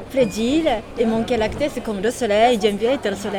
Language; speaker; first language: French; non-native, learner; Japanese